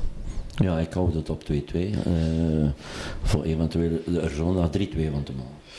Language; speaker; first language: Dutch; native; Dutch